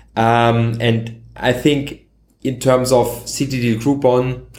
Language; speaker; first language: English; non-native, fluent; German